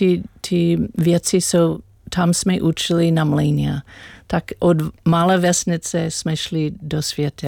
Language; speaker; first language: Czech; non-native, learner; English